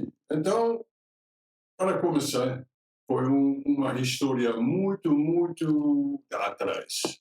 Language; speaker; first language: Portuguese; non-native, fluent; Dutch